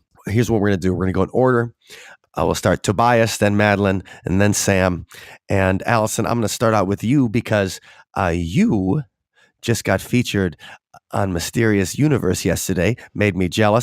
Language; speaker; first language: English; native; English